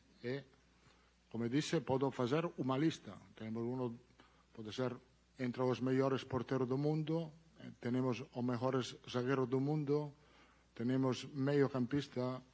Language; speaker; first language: Portuguese; non-native, learner; Italian